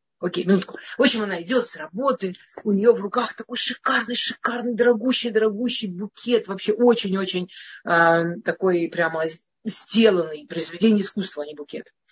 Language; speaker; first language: Russian; early bilingual, heritage; Russian